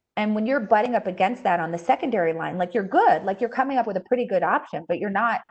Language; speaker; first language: English; native; English